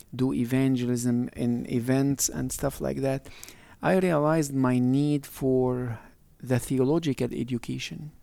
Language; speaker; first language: English; non-native, fluent; Arabic